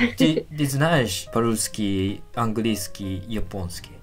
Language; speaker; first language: Russian; non-native, learner; Japanese